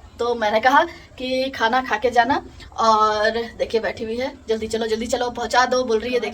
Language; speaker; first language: Hindi; non-native, local second language; Bangla